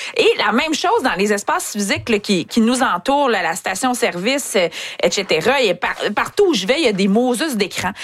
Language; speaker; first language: French; native; French